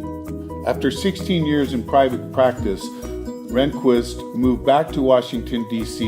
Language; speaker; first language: English; native; English